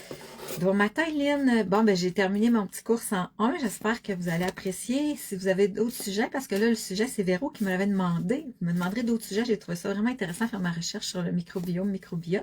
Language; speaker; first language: French; native; French